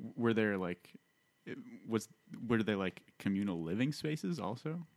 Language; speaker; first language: English; native; English